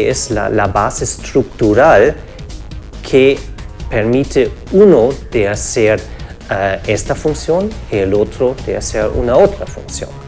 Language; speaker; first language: Spanish; non-native, fluent; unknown